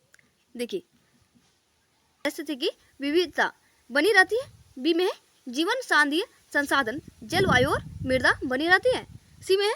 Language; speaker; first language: Hindi; native; Hindi